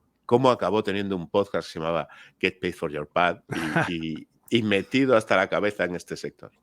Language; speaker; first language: Spanish; native; Spanish